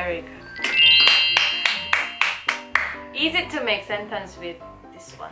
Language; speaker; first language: English; non-native, learner; Korean